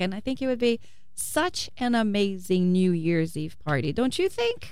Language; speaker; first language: English; non-native, fluent; Portuguese